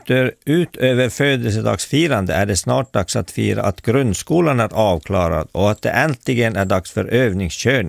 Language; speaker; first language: Swedish; native; Swedish